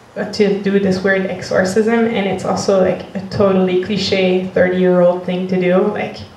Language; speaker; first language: English; non-native, fluent; French